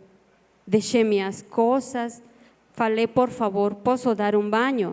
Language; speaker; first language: Portuguese; non-native, learner; Spanish